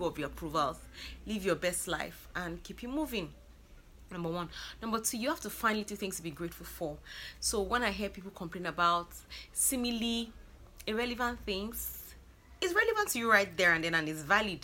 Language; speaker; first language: English; non-native, local second language; Yoruba